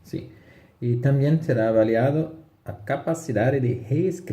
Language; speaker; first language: Spanish; non-native, learner; Portuguese